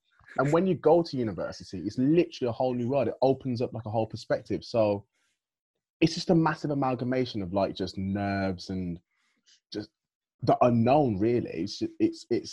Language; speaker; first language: English; native; English